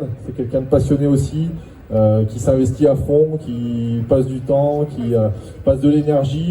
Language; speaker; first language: French; native; French